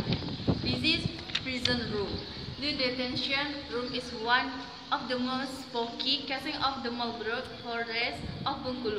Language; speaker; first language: English; non-native, learner; Indonesian